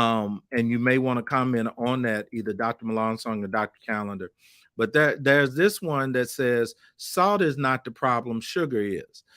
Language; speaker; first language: English; native; English